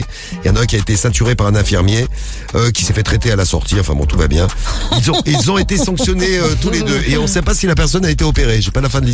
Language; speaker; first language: French; native; French